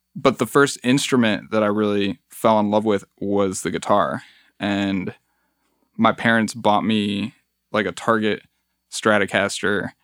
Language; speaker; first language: English; early bilingual, other home language; Spanish